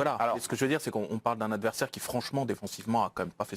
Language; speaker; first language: French; native; French